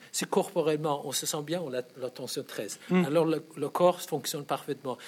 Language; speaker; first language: French; non-native, fluent; Persian